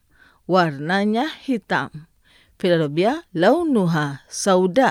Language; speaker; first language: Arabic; non-native, fluent; Indonesian